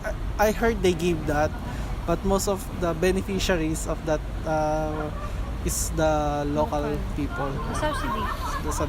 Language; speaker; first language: English; non-native, learner; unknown